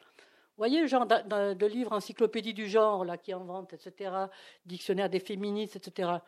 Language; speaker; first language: French; native; French